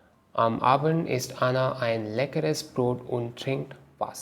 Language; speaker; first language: German; non-native, learner; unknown